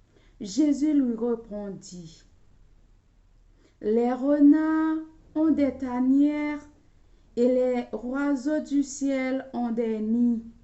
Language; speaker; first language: French; non-native, local second language; Haitian Creole